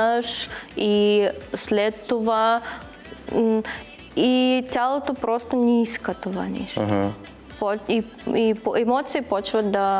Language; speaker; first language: Bulgarian; non-native, learner; Russian